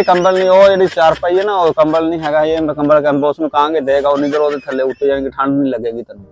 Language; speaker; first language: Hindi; non-native, local second language; Punjabi